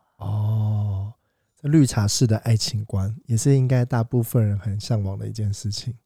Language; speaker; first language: Chinese; native; Chinese